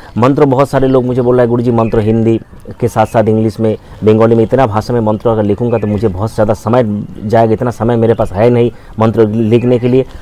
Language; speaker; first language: Hindi; non-native, local second language; Bangla